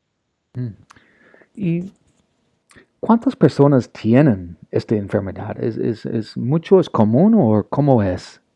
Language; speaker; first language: Spanish; non-native, learner; English